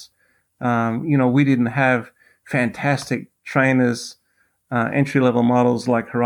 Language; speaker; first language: English; native; English